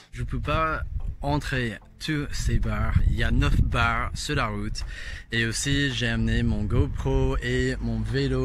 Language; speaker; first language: French; non-native, fluent; English